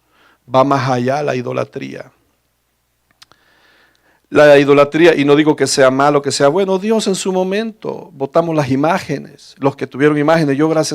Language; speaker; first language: Spanish; native; Spanish